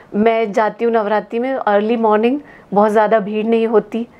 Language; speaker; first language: Hindi; native; Hindi